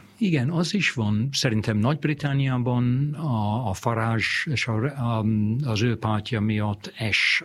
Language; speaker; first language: Hungarian; non-native, fluent; English